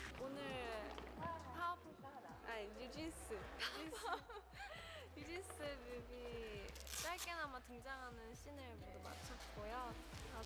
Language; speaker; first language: Korean; non-native, fluent; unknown